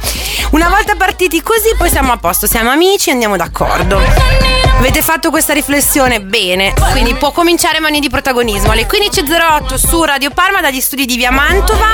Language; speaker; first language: Italian; native; Italian